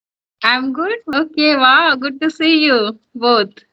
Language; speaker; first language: English; non-native, learner; Hindi